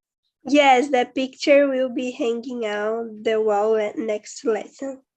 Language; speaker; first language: English; non-native, learner; Portuguese